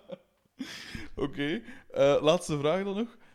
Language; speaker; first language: Dutch; native; Dutch